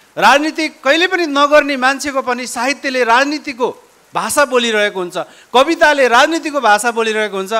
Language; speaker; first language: Nepali; native; Nepali